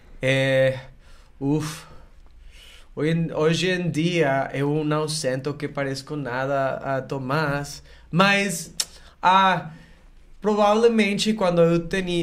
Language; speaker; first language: Portuguese; non-native, learner; Spanish